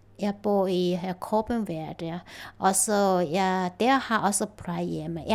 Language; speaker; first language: Danish; non-native, learner; Chinese